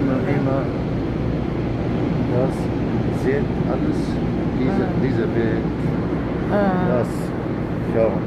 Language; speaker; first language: German; non-native, learner; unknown